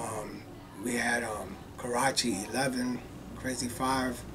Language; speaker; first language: English; native; English